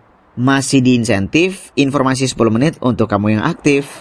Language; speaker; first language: Indonesian; native; Indonesian